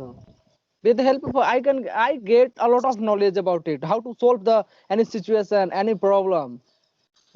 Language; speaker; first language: English; non-native, learner; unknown